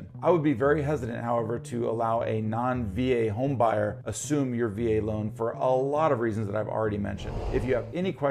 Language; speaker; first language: English; native; English